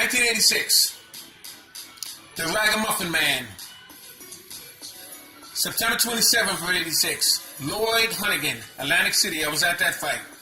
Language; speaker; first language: English; native; English